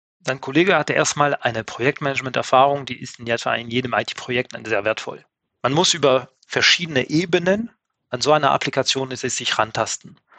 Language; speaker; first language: German; non-native, fluent; French